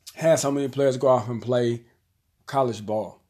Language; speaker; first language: English; native; English